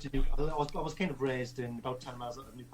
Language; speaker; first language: English; native; English